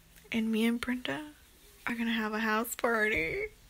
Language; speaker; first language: English; early bilingual, other home language; Spanish